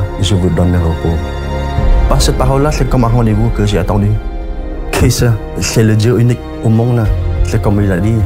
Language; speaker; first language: French; non-native, learner; Khmer